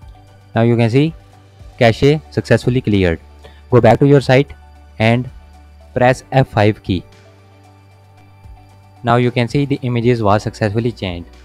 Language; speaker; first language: English; non-native, fluent; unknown